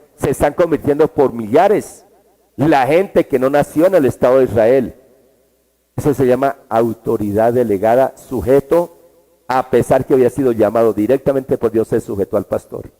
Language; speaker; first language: Spanish; native; Spanish